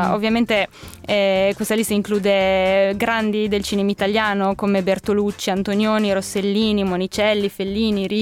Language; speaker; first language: Italian; native; Italian